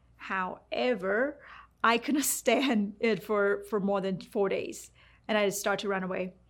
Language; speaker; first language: English; non-native, fluent; Thai